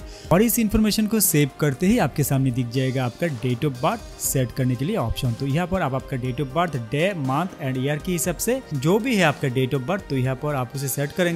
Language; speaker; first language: Hindi; non-native, local second language; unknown